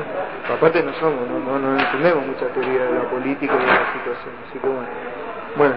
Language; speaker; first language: Spanish; native; Spanish